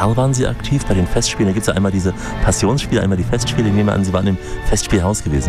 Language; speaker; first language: German; native; German